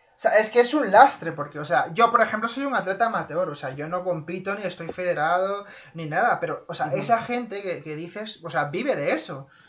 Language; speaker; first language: Spanish; native; Spanish